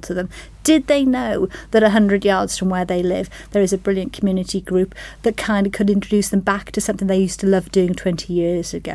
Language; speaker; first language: English; native; English